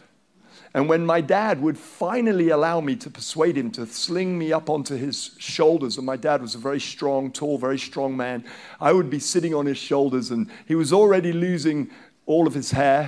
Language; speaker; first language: English; non-native, local second language; Hausa